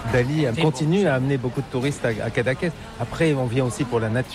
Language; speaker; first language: French; native; French